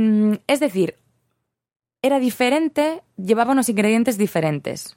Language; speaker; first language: Spanish; native; Spanish